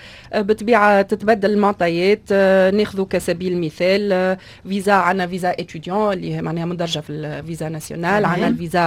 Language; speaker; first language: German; non-native, local second language; Arabic